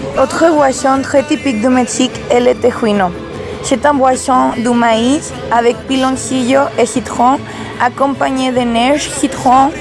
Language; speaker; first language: French; non-native, learner; Spanish